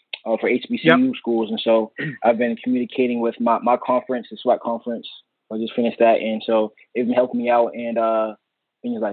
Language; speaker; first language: English; native; English